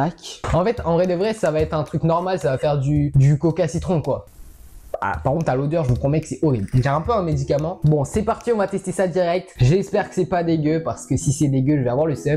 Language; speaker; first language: French; native; French